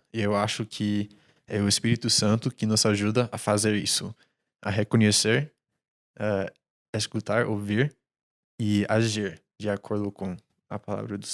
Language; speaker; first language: Portuguese; non-native, fluent; English